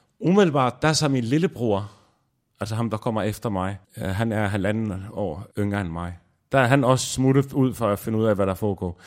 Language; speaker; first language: Danish; non-native, fluent; Arabic